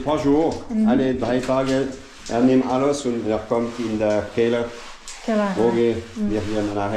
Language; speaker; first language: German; non-native, local second language; French